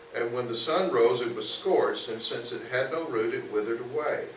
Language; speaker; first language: English; native; English